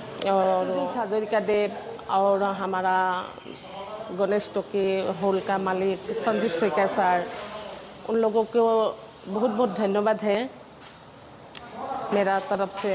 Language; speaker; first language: Hindi; non-native, local second language; Assamese